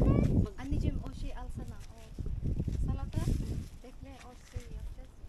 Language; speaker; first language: Turkish; non-native, learner; Filipino